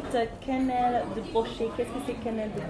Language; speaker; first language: French; non-native, learner; English